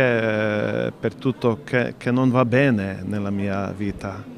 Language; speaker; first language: Italian; non-native, learner; Slovenian